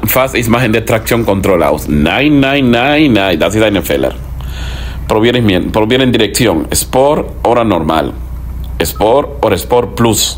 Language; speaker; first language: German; non-native, learner; Spanish